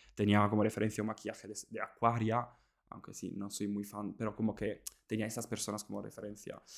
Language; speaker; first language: Spanish; non-native, fluent; Italian